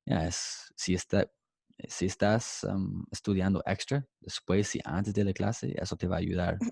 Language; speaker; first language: Spanish; non-native, fluent; English